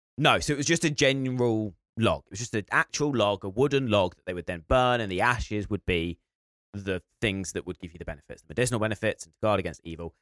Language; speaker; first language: English; native; English